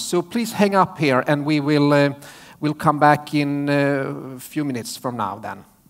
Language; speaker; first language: English; non-native, fluent; Swedish